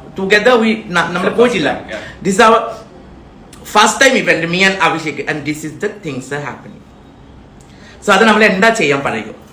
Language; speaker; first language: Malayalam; non-native, learner; Assamese